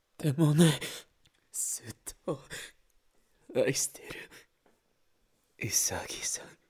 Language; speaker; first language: Japanese; non-native, learner; Spanish